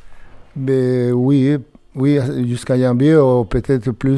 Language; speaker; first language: French; non-native, fluent; Spanish